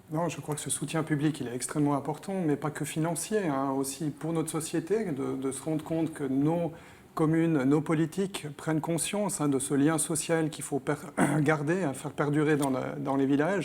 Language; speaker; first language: French; native; French